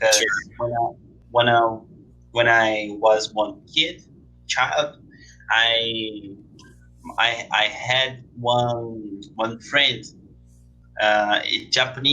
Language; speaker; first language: English; non-native, learner; Portuguese